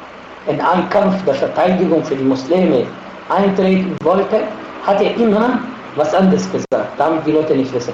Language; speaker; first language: German; non-native, fluent; Arabic